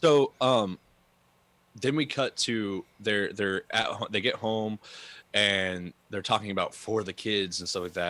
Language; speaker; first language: English; native; English